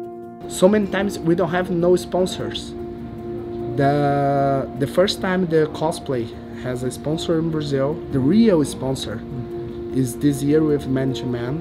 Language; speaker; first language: English; non-native, learner; Portuguese